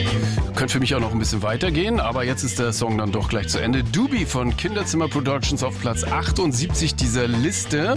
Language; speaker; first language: German; native; German